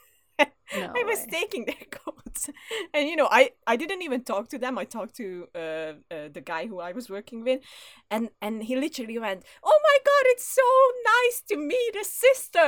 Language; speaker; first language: English; non-native, fluent; Hungarian